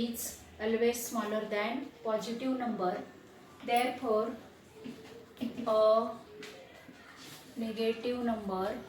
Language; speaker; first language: English; non-native, local second language; Marathi